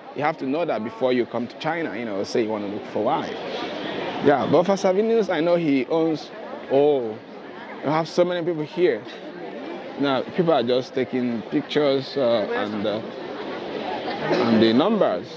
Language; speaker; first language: English; non-native, local second language; Igbo